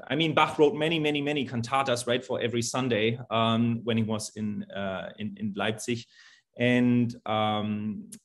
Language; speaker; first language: English; non-native, fluent; German